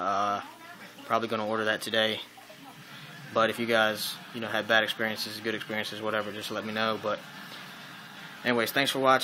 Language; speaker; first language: English; native; English